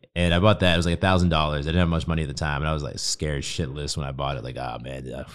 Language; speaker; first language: English; native; English